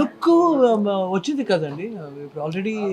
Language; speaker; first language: Telugu; non-native, learner; Kannada